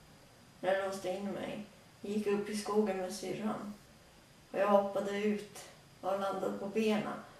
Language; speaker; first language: Swedish; early bilingual, other home language; Latvian